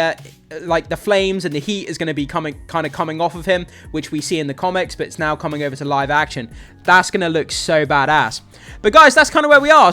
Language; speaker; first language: English; native; English